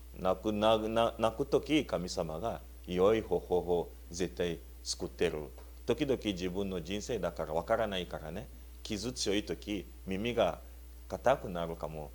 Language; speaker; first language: Japanese; non-native, learner; Luba-Lulua